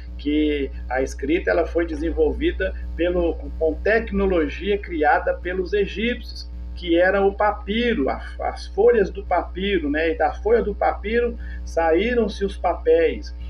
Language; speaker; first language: Portuguese; native; Portuguese